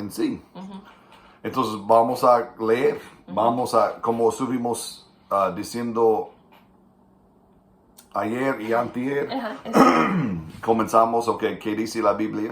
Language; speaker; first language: Spanish; non-native, fluent; English